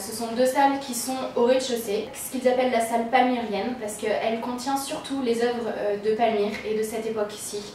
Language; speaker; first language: French; native; French